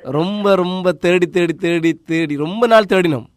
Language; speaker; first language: Tamil; native; Tamil